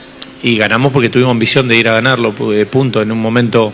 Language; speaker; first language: Spanish; native; Spanish